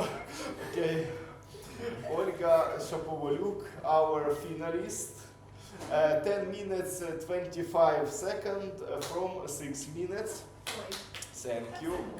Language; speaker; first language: English; non-native, learner; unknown